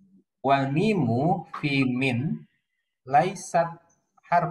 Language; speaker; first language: Arabic; non-native, learner; Indonesian